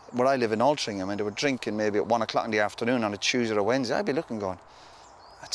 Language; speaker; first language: English; native; English